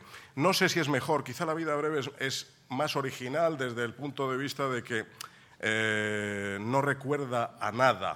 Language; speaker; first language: Spanish; native; Spanish